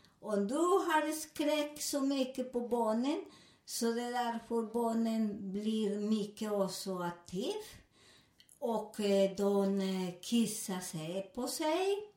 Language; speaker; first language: Swedish; non-native, learner; Spanish